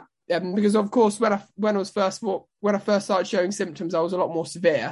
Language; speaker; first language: English; native; English